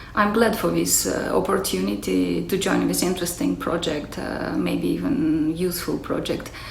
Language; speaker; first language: English; non-native, fluent; Romanian